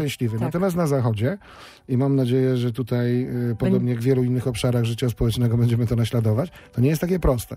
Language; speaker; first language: Polish; native; Polish